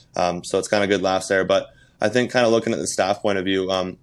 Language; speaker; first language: English; native; English